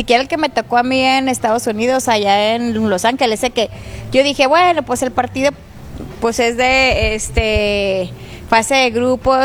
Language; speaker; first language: Spanish; native; Spanish